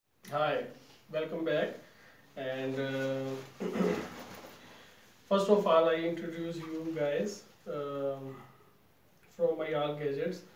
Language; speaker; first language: English; non-native, local second language; Urdu